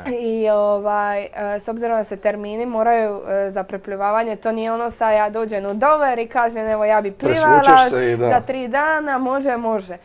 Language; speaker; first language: Croatian; native; Croatian